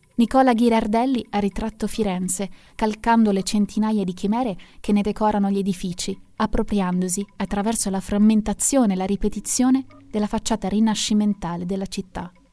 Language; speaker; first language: Italian; native; Italian